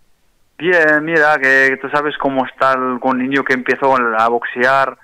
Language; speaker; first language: Spanish; non-native, fluent; Arabic